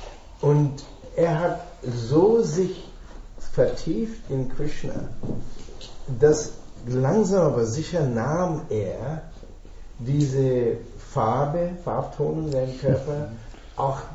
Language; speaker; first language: German; non-native, fluent; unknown